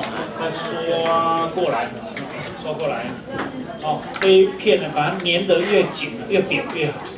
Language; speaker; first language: Chinese; native; Chinese